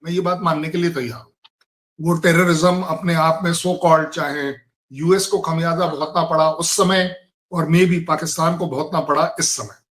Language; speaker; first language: Hindi; native; Hindi